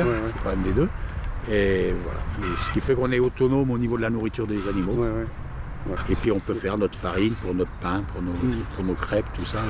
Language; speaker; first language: French; native; French